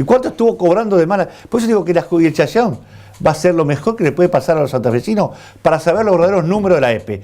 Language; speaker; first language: Spanish; native; Spanish